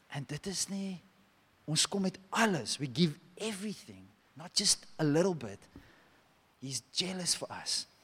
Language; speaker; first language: English; non-native, local second language; Afrikaans